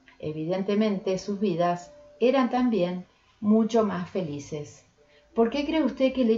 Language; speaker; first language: Spanish; native; Spanish